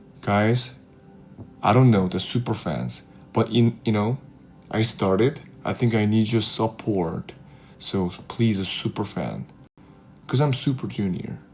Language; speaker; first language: English; non-native, fluent; Korean